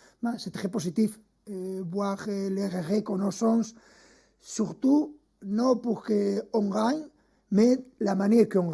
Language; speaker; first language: French; non-native, fluent; Spanish